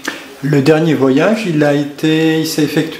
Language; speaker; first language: French; native; French